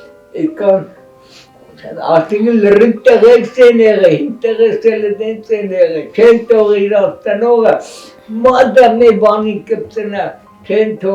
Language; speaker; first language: Armenian; native; Armenian